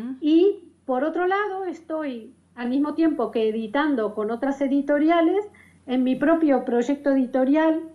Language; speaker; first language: Spanish; native; Spanish